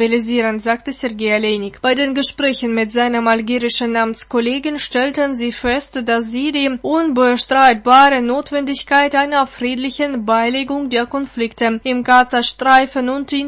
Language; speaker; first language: German; non-native, fluent; Russian